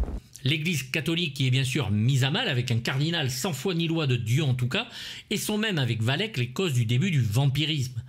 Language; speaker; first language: French; native; French